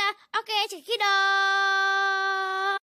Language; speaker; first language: Indonesian; native; Indonesian